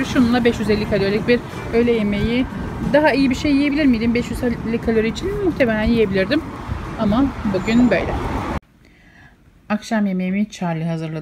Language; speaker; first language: Turkish; native; Turkish